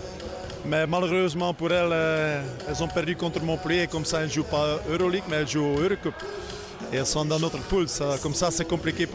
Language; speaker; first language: French; non-native, fluent; Dutch